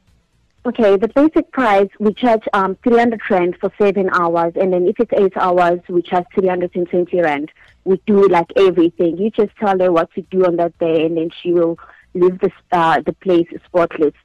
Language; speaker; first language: English; non-native, local second language; Zulu